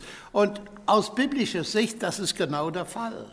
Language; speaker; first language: German; non-native, fluent; English